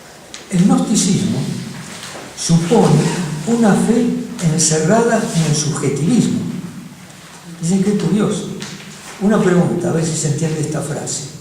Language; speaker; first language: Spanish; native; Spanish